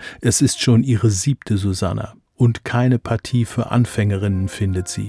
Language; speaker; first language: German; native; German